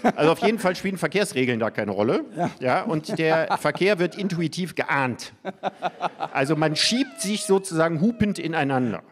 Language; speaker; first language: German; native; German